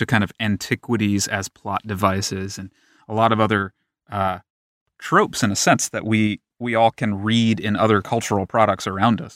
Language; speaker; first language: English; native; English